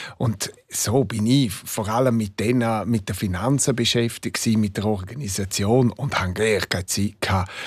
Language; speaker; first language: German; non-native, local second language; Romansh